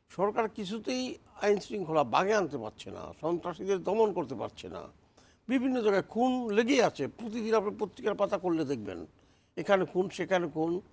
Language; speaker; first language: Bangla; native; Bangla